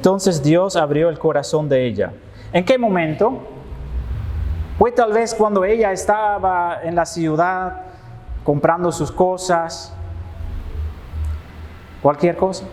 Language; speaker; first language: Spanish; non-native, fluent; Dutch